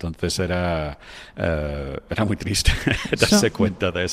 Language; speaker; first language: Spanish; non-native, fluent; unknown